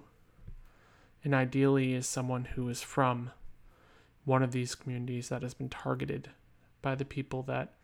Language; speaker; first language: English; native; English